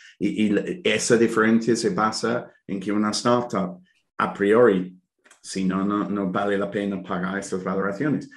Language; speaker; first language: Spanish; non-native, fluent; English